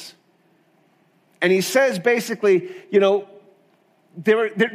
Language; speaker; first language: English; native; English